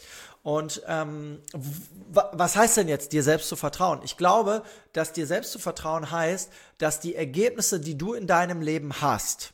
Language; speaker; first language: German; native; German